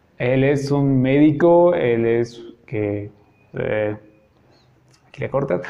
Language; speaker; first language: Spanish; native; Spanish